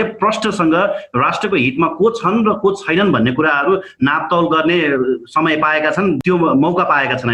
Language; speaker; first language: Nepali; native; Nepali